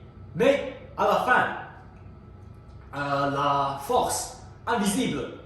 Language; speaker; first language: French; non-native, learner; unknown